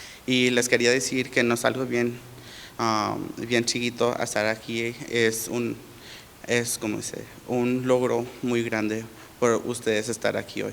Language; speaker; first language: Spanish; early bilingual, heritage; Spanish